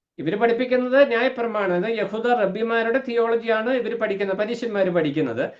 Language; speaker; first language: Malayalam; native; Malayalam